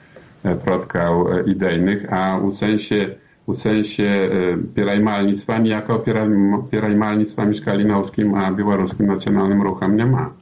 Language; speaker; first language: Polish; non-native, learner; Belarusian